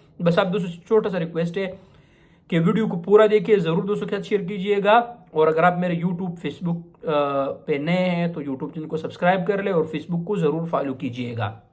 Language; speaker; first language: Urdu; non-native, local second language; Pashto